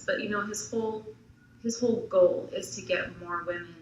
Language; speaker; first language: English; native; English